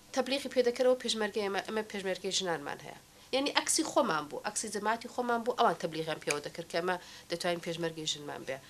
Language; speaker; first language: Central Kurdish; native; Central Kurdish